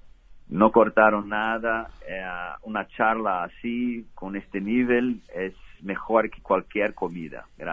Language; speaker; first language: Spanish; non-native, fluent; Portuguese